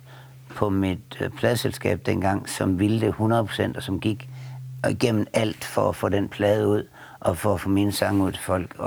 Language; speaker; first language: Danish; native; Danish